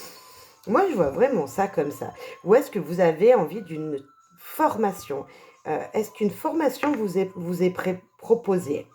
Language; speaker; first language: French; native; French